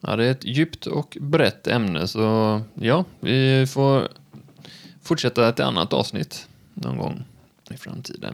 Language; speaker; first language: Swedish; native; Swedish